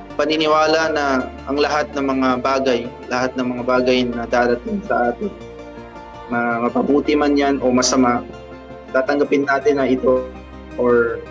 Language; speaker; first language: Filipino; non-native, local second language; Maguindanaon